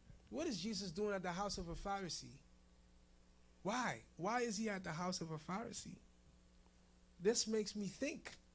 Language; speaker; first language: English; non-native, fluent; Haitian Creole